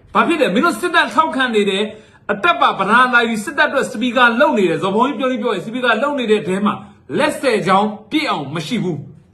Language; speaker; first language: Burmese; native; Burmese